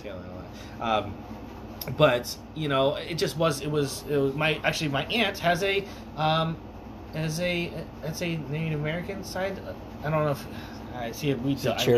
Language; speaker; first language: English; native; English